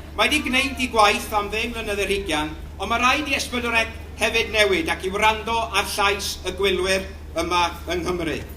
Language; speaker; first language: Welsh; native; Welsh